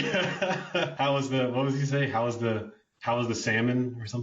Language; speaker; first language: English; native; English